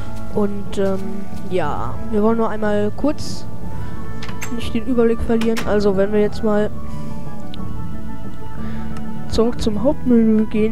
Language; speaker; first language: German; native; German